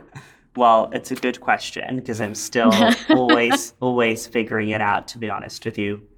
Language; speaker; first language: English; native; English